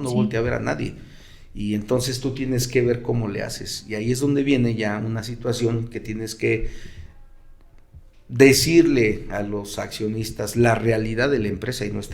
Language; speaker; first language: Spanish; native; Spanish